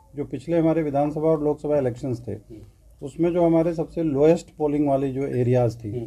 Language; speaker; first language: Hindi; native; Hindi